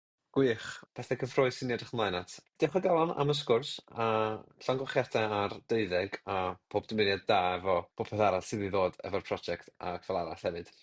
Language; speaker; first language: Welsh; native; Welsh